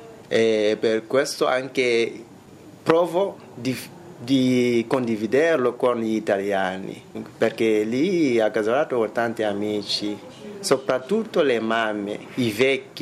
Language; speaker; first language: Italian; non-native, fluent; Wolof